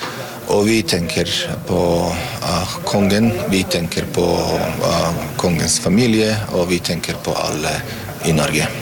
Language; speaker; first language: Norwegian; non-native, fluent; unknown